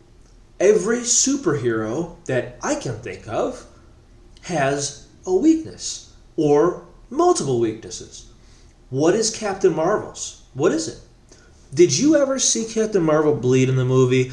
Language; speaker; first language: English; native; English